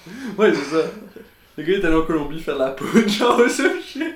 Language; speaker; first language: French; native; French